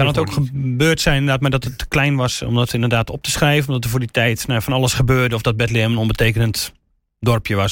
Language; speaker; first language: Dutch; native; Dutch